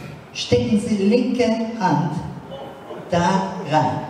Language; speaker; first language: German; non-native, learner; Turkish